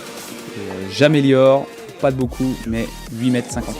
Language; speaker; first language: French; native; French